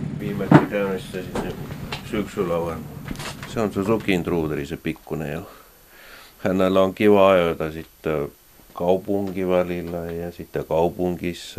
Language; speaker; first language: Finnish; non-native, learner; Estonian